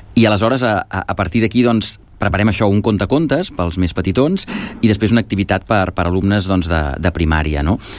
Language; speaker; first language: Catalan; native; Catalan